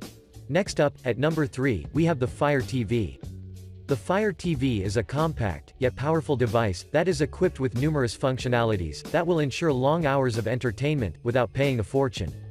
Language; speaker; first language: English; non-native, fluent; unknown